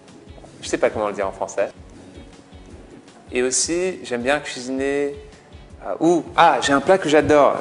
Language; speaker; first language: French; non-native, fluent; English